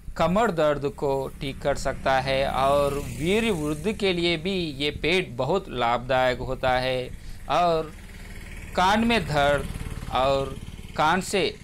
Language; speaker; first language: Hindi; non-native, local second language; Telugu